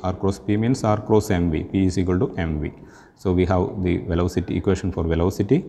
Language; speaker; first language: English; non-native, local second language; Malayalam